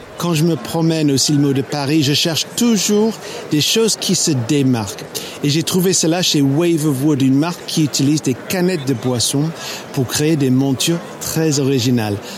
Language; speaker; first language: French; non-native, fluent; English